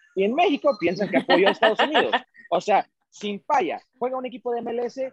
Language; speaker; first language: Spanish; early bilingual, heritage; Spanish